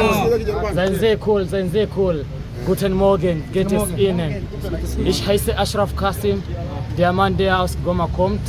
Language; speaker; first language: German; non-native, fluent; Swahili